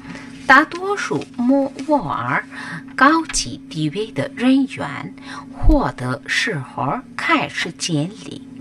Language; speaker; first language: Chinese; non-native, learner; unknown